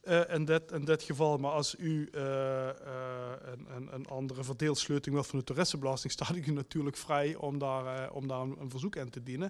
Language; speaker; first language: Dutch; native; Dutch